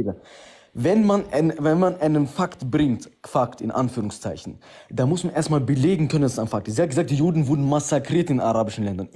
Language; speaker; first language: German; early bilingual, other home language; Arabic